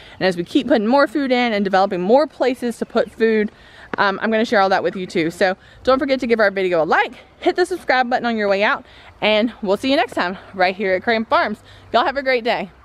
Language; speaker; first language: English; native; English